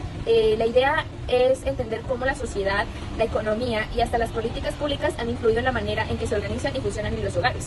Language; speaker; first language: Spanish; native; Spanish